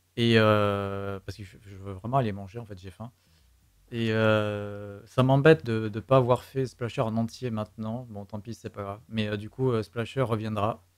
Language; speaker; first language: French; native; French